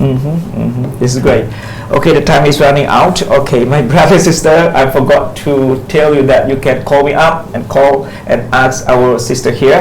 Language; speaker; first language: English; non-native, fluent; Pattani Malay